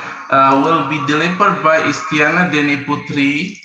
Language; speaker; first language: English; non-native, learner; Indonesian